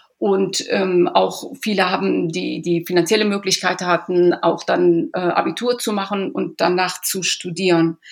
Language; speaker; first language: German; early bilingual, other home language; Persian